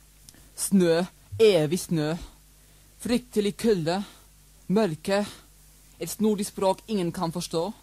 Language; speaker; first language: Norwegian; non-native, learner; English